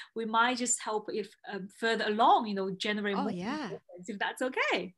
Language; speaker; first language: English; non-native, fluent; Chinese